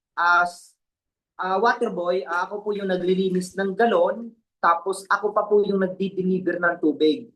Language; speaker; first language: Filipino; non-native, local second language; Bikol